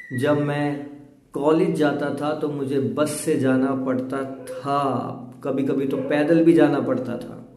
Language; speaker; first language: Hindi; native; Hindi